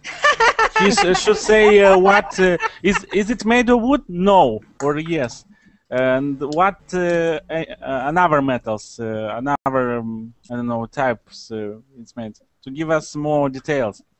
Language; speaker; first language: English; non-native, learner; Romanian